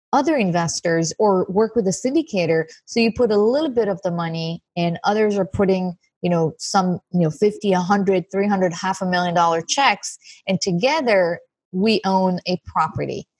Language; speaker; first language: English; non-native, fluent; Hebrew